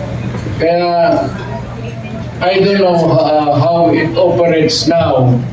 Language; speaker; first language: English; non-native, local second language; Cebuano